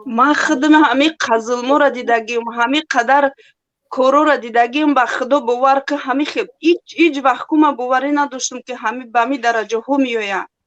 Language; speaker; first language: Tajik; native; Tajik